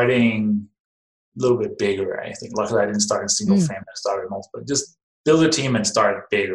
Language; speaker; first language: English; non-native, fluent; Danish